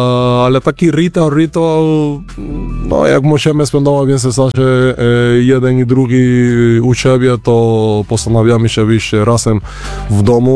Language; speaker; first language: Polish; non-native, learner; Spanish